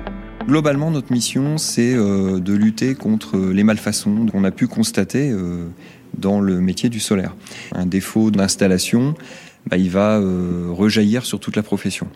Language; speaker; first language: French; native; French